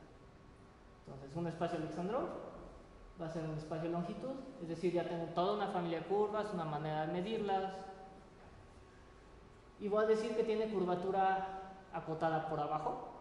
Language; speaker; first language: Spanish; native; Spanish